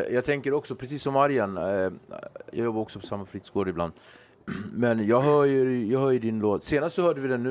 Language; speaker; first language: Swedish; native; Swedish